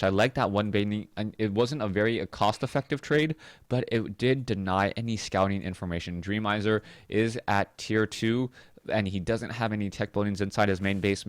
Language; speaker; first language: English; native; English